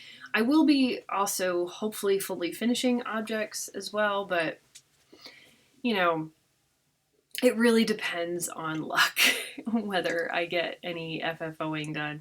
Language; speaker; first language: English; native; English